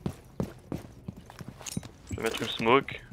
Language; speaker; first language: French; native; French